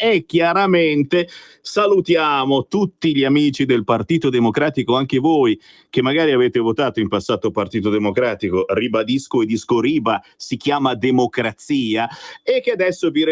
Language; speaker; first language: Italian; native; Italian